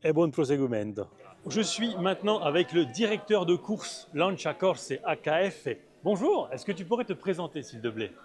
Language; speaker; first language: French; native; French